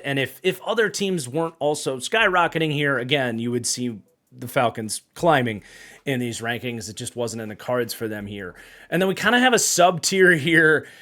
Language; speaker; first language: English; native; English